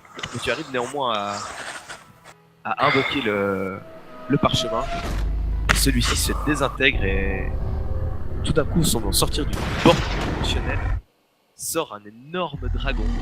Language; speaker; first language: French; native; French